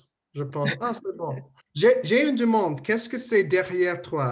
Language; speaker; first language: French; non-native, learner; English